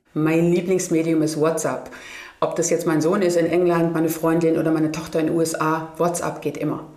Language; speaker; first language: German; native; German